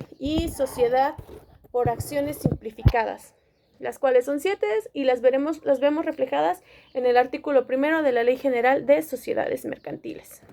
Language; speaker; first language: Spanish; native; Spanish